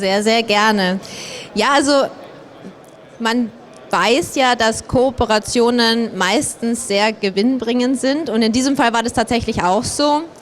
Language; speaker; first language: German; native; German